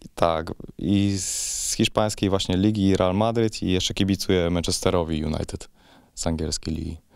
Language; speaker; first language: Polish; native; Polish